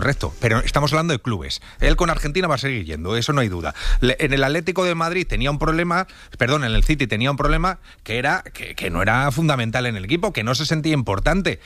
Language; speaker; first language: Spanish; native; Spanish